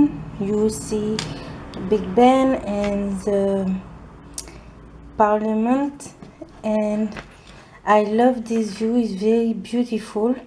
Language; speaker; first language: English; non-native, learner; French